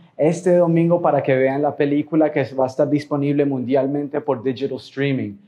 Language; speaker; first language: Spanish; early bilingual, heritage; Spanish